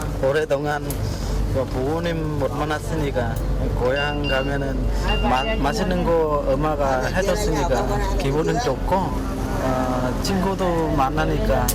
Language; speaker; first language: Korean; non-native, learner; Vietnamese